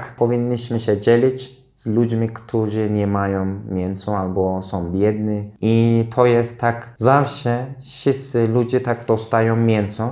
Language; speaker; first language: Polish; non-native, fluent; Turkish